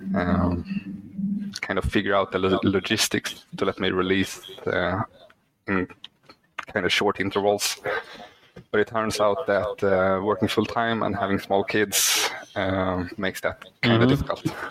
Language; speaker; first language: English; non-native, fluent; Swedish